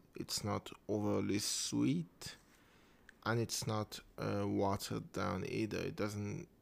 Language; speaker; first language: English; non-native, fluent; Persian